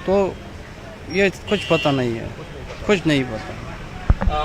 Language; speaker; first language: Hindi; non-native, learner; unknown